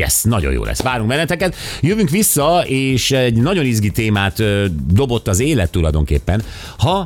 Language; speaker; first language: Hungarian; native; Hungarian